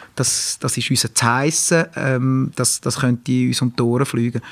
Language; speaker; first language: German; native; German